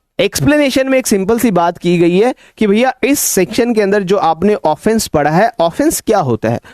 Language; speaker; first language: Hindi; native; Hindi